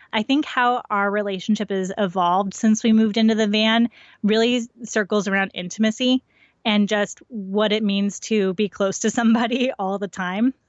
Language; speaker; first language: English; native; English